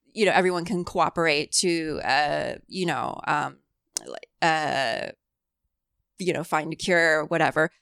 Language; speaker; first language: English; early bilingual, other home language; Cantonese